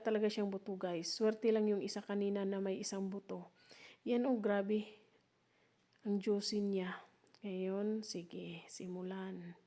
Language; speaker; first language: Filipino; native; Filipino